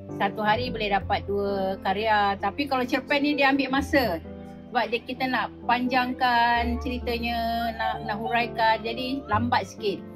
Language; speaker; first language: Malay; native; Malay